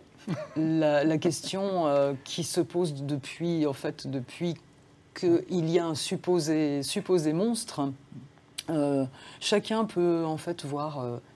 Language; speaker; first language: French; native; French